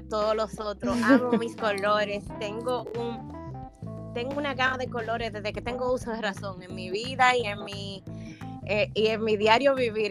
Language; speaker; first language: Spanish; native; Spanish